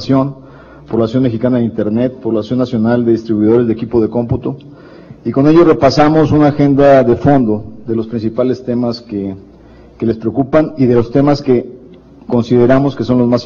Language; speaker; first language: Spanish; native; Spanish